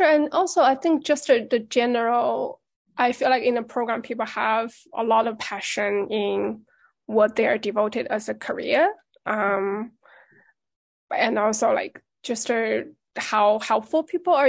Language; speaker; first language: English; non-native, fluent; Chinese